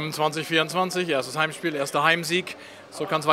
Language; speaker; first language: German; native; German